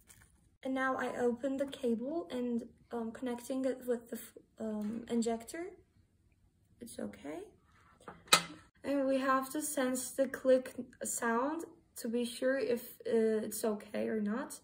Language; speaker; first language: English; non-native, fluent; Turkish